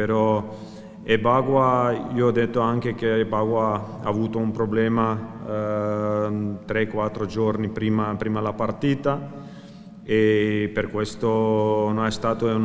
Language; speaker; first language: Italian; non-native, fluent; Croatian